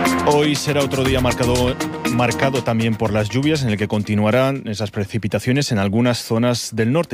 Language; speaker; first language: Spanish; native; Spanish